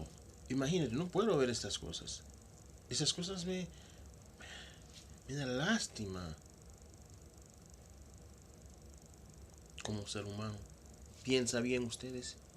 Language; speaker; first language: Spanish; non-native, local second language; Haitian Creole